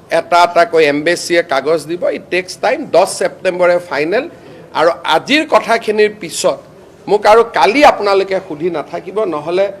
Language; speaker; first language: Assamese; native; Assamese